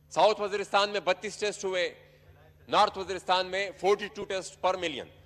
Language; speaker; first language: Urdu; non-native, local second language; Pashto